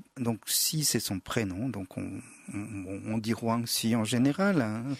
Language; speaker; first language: French; native; French